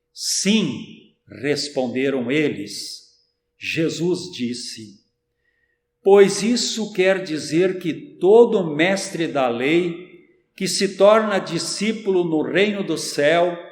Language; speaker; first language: Portuguese; native; Portuguese